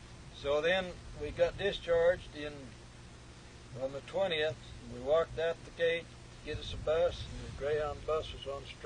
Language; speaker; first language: English; native; English